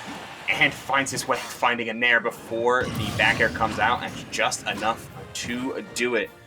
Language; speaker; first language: English; native; English